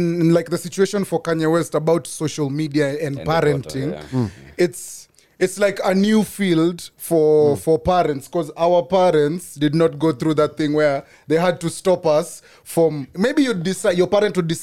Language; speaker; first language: English; non-native, local second language; Swahili